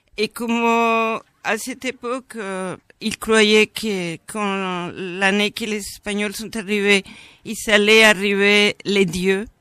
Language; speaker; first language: French; non-native, fluent; Spanish